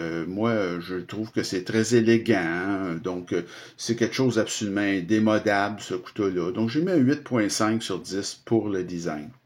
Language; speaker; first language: French; native; French